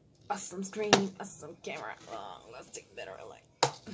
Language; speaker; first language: English; non-native, fluent; Spanish